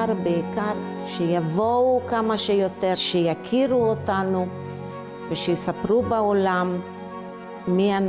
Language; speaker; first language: Hebrew; early bilingual, other home language; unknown